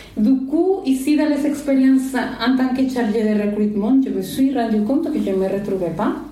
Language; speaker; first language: French; non-native, fluent; Spanish